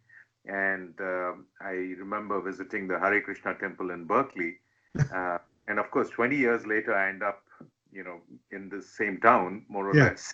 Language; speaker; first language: English; non-native, local second language; Telugu